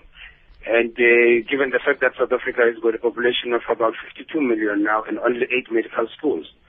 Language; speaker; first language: English; non-native, local second language; Xhosa